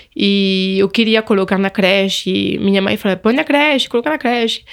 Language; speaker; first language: Portuguese; non-native, fluent; French